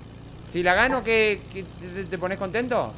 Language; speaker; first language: Spanish; native; Spanish